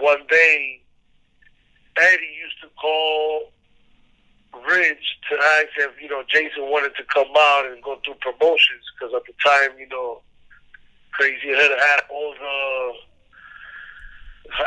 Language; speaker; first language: English; early bilingual, other home language; Spanish